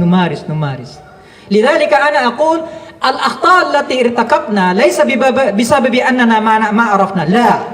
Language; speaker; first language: Arabic; non-native, fluent; Indonesian